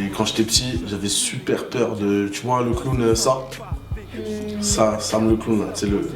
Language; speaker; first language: French; native; French